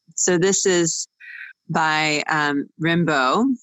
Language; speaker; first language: English; native; English